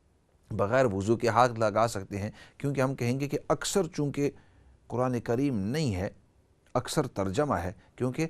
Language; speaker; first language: Urdu; native; Urdu